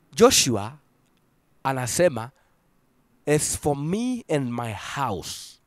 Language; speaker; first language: English; non-native, local second language; Swahili